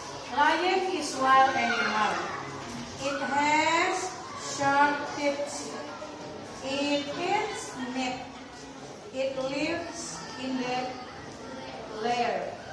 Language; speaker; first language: English; non-native, learner; Indonesian